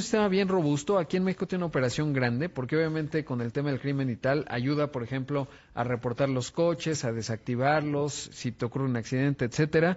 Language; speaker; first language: Spanish; native; Spanish